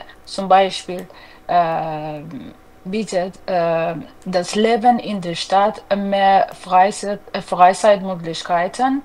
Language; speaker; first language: German; non-native, learner; Persian